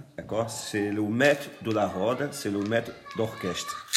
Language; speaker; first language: French; non-native, fluent; Portuguese